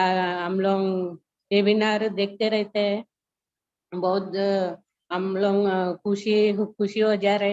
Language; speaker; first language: Hindi; non-native, local second language; Telugu